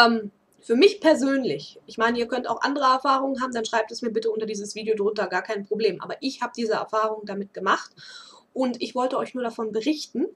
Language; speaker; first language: German; native; German